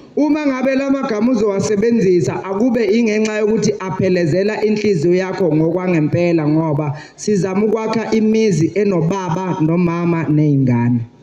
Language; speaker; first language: Zulu; native; Zulu